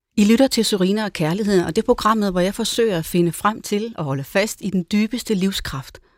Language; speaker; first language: Danish; native; Danish